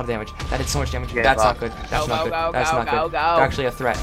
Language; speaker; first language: English; native; English